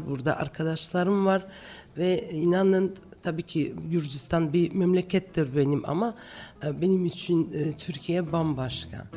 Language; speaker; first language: Turkish; non-native, fluent; Georgian